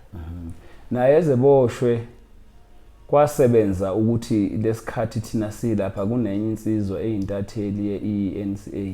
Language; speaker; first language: Zulu; native; Zulu